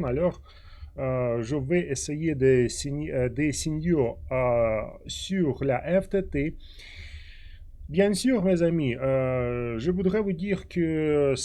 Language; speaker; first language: French; non-native, fluent; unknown